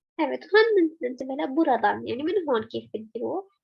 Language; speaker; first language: Turkish; non-native, fluent; Arabic